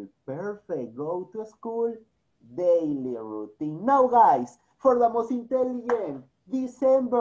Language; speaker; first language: English; non-native, fluent; Spanish